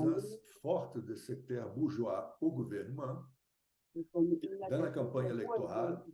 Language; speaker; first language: French; non-native, fluent; Portuguese